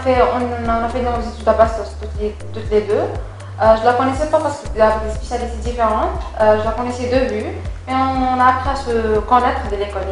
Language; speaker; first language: French; non-native, local second language; Kabyle